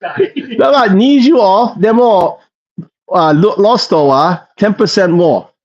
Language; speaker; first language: Japanese; non-native, learner; English